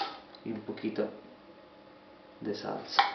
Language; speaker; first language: Spanish; non-native, fluent; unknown